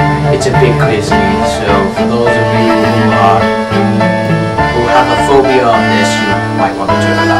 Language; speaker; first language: English; native; English